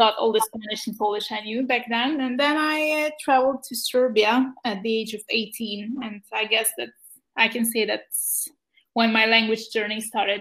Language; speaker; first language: English; non-native, fluent; Ukrainian